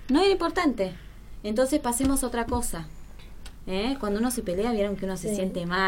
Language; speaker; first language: Spanish; native; Spanish